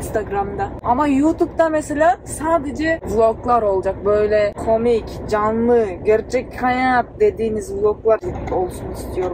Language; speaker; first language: Turkish; non-native, fluent; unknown